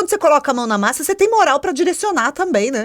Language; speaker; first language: Portuguese; native; Portuguese